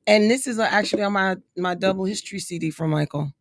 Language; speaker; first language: English; native; English